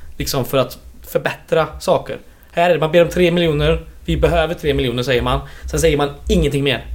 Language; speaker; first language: Swedish; native; Swedish